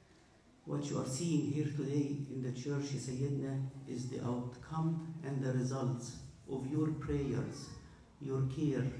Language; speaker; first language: English; non-native, fluent; Arabic